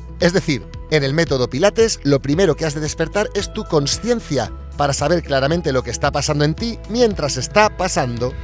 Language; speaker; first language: Spanish; native; Spanish